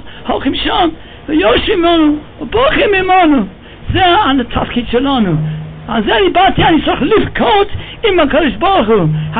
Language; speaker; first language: Hebrew; non-native, fluent; English